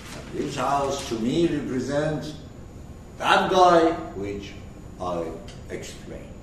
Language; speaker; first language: English; non-native, fluent; Persian